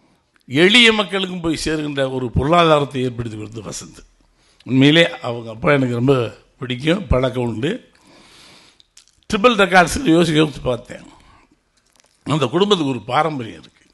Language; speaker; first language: Tamil; native; Tamil